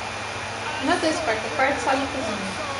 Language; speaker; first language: Portuguese; native; Portuguese